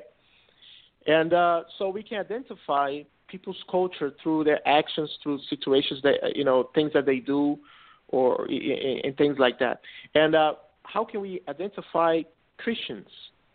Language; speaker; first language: English; non-native, fluent; Portuguese